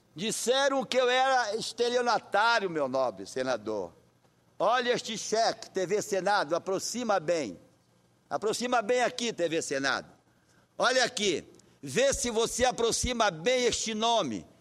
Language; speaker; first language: Portuguese; native; Portuguese